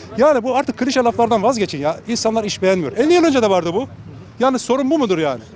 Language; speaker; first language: Turkish; native; Turkish